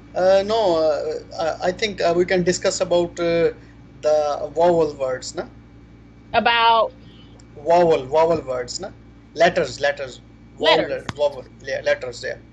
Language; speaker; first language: English; non-native, fluent; Arabic